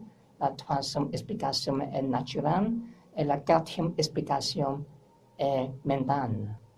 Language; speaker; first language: French; non-native, learner; English